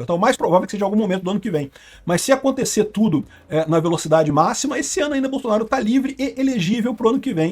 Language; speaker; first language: Portuguese; native; Portuguese